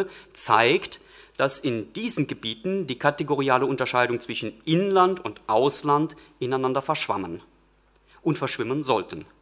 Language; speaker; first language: German; native; German